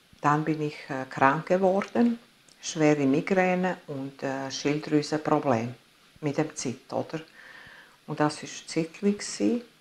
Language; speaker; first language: German; non-native, fluent; Italian